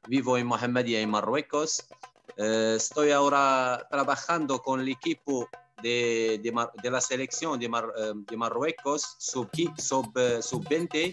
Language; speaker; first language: Spanish; non-native, fluent; Arabic